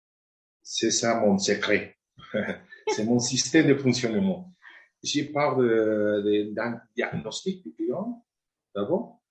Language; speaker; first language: French; non-native, fluent; Spanish